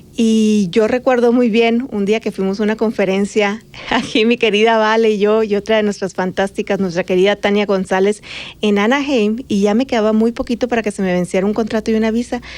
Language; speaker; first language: Spanish; native; Spanish